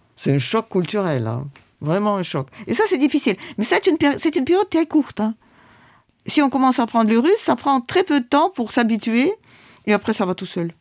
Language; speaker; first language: French; non-native, fluent; Russian